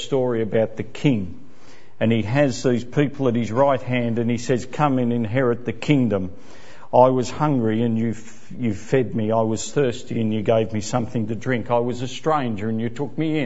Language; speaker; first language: English; native; English